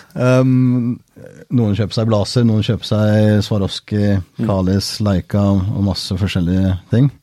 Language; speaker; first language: Norwegian; early bilingual, heritage; Norwegian